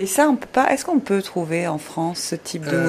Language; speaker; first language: French; native; French